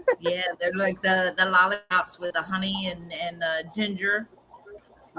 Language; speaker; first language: English; native; English